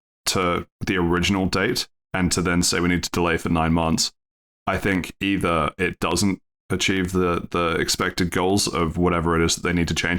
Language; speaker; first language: English; native; English